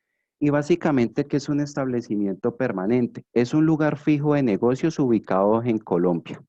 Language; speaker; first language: Spanish; native; Spanish